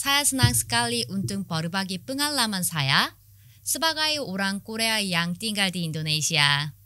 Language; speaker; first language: Indonesian; non-native, learner; Korean